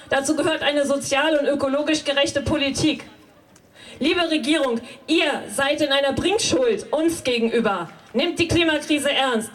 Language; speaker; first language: German; native; German